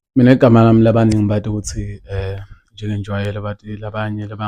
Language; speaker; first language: Zulu; non-native, local second language; Swati